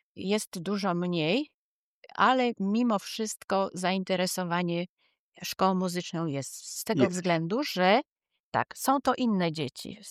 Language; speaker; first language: Polish; native; Polish